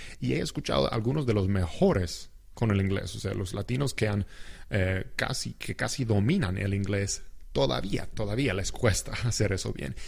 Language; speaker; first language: Spanish; non-native, fluent; English